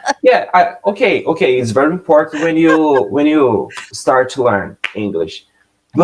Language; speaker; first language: English; non-native, learner; Portuguese